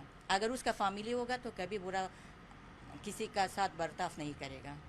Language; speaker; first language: Hindi; non-native, fluent; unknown